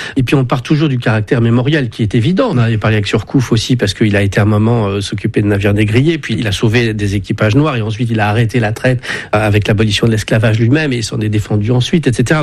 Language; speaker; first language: French; native; French